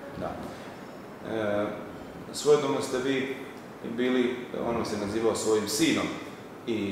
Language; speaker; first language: Serbian; native; Serbian